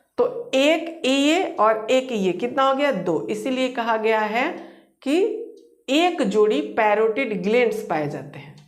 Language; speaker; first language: Hindi; native; Hindi